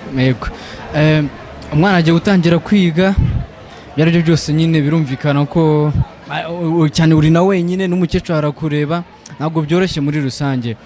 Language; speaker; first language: Kinyarwanda; native; Kinyarwanda